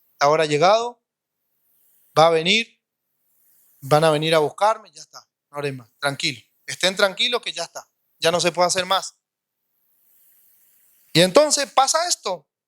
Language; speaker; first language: Spanish; native; Spanish